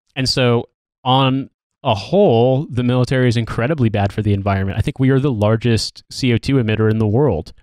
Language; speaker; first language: English; native; English